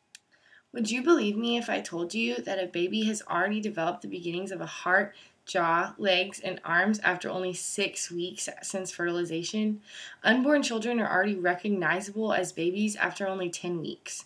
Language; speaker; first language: English; native; English